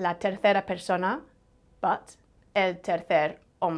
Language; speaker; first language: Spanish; non-native, fluent; English